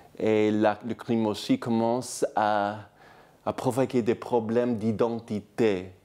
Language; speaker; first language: French; non-native, fluent; English